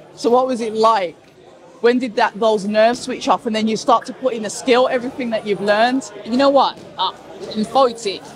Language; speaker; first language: English; native; English